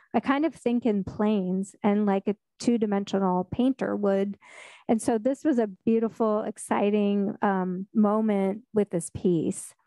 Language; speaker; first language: English; native; English